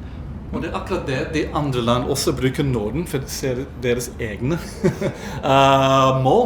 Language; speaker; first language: Norwegian; non-native, fluent; English